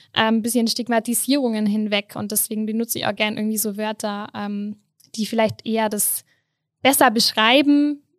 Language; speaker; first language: German; native; German